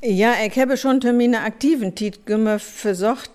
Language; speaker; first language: German; native; German